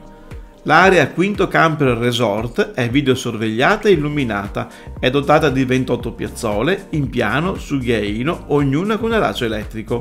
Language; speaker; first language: Italian; native; Italian